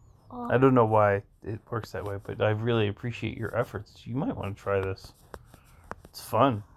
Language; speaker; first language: English; native; English